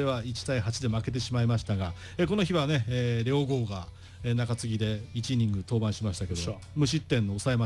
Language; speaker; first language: Japanese; native; Japanese